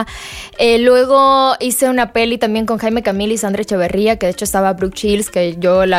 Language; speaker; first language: Spanish; native; Spanish